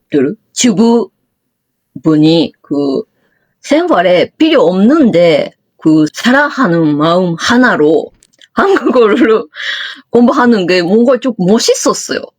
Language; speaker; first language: Korean; non-native, fluent; Japanese